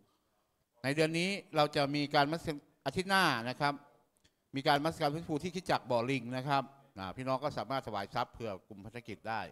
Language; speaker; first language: Thai; native; Thai